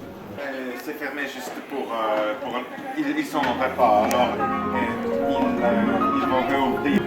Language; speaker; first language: French; non-native, fluent; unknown